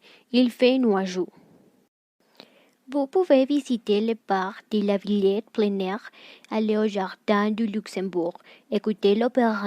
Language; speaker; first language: French; non-native, learner; Spanish